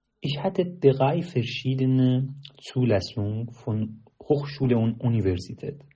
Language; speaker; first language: German; non-native, fluent; Persian